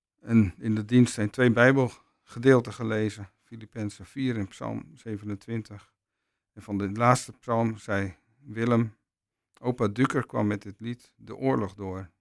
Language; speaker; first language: Dutch; native; Dutch